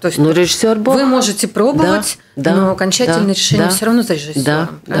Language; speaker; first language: Russian; native; Russian